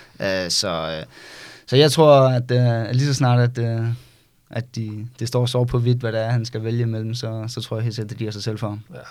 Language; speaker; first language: Danish; native; Danish